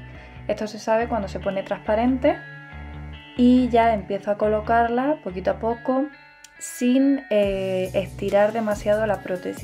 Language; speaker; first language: Spanish; native; Spanish